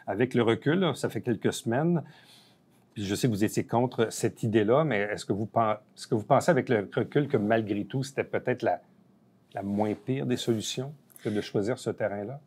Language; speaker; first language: French; native; French